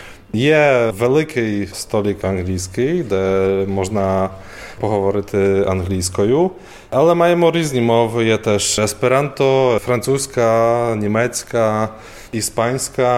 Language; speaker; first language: Ukrainian; non-native, fluent; Polish